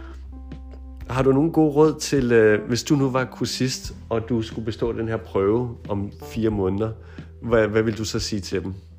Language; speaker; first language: Danish; native; Danish